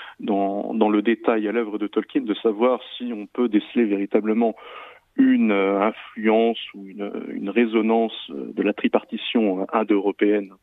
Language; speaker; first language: French; native; French